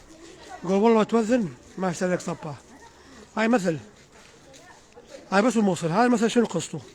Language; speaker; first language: Arabic; native; Arabic